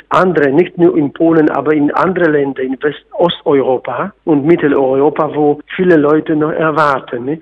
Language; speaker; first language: German; non-native, fluent; Polish